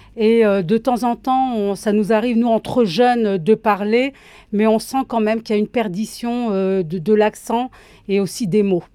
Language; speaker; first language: French; native; French